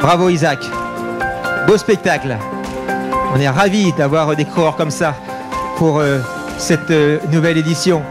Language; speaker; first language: French; native; French